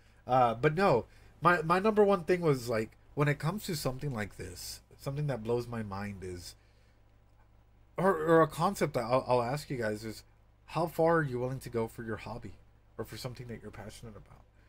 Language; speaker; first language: English; early bilingual, other home language; Spanish